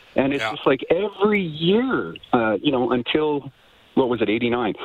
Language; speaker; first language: English; native; English